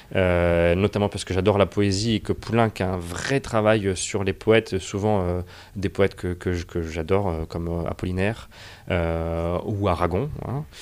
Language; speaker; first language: French; native; French